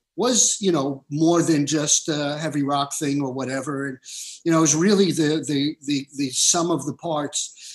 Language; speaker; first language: English; native; English